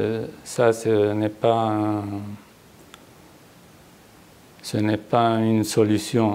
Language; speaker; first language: French; non-native, fluent; Arabic